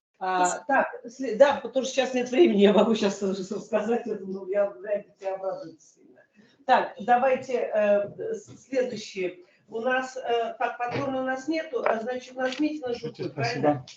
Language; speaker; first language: Russian; native; Russian